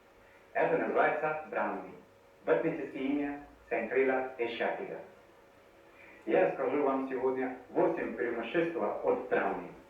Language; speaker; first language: Russian; non-native, learner; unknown